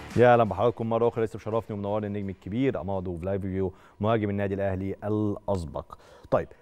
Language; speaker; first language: Arabic; native; Arabic